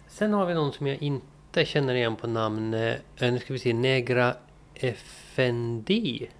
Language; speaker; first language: Swedish; native; Swedish